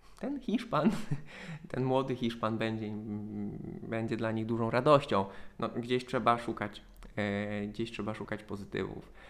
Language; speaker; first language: Polish; native; Polish